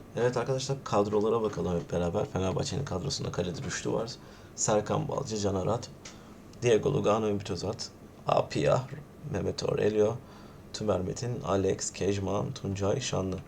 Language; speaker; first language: Turkish; native; Turkish